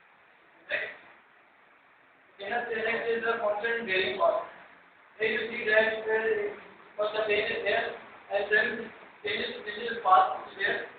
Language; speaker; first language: English; non-native, learner; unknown